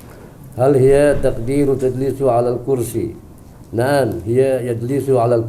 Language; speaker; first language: Arabic; non-native, learner; Indonesian